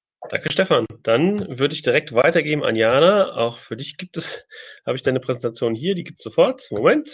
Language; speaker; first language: German; native; German